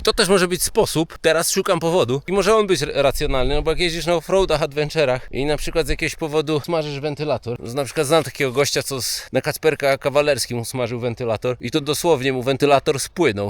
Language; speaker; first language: Polish; native; Polish